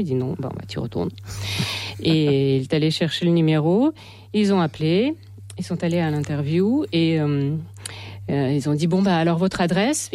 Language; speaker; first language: French; non-native, fluent; Russian